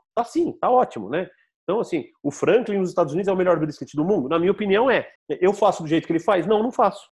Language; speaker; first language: Portuguese; native; Portuguese